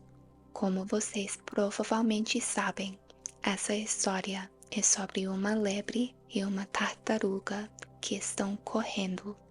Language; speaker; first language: Portuguese; non-native, fluent; English